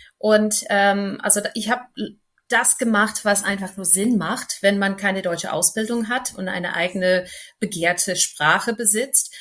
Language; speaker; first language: German; non-native, fluent; English